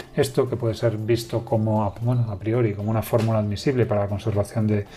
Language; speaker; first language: Spanish; native; Spanish